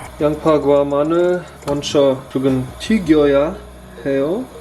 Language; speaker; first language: Korean; non-native, learner; German